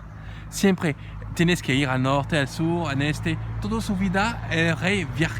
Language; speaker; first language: Spanish; non-native, learner; French